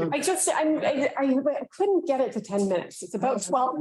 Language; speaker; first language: English; native; English